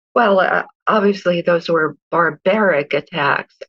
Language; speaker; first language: English; early bilingual, other home language; Hebrew